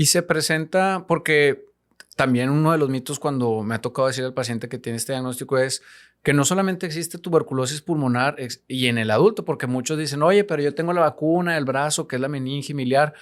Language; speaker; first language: Spanish; native; Spanish